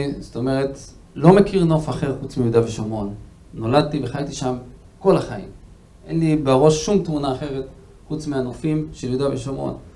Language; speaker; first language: Hebrew; native; Hebrew